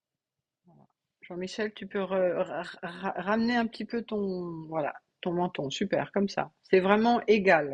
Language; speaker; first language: French; native; French